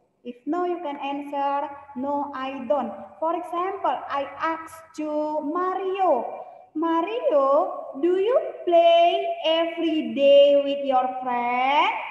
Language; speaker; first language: English; non-native, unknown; Indonesian